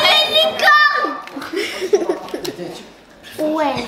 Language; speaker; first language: French; native; French